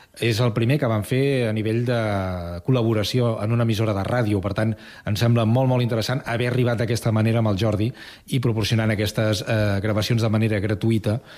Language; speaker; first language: Catalan; native; Catalan